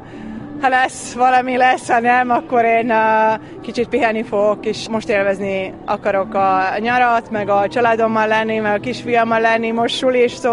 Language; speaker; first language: Hungarian; non-native, fluent; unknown